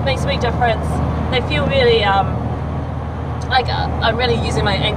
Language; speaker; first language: English; native; English